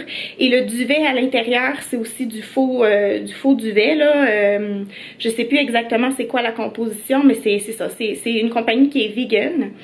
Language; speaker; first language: French; native; French